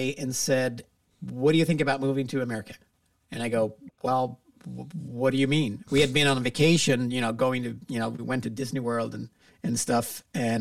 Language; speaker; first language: English; non-native, fluent; Swedish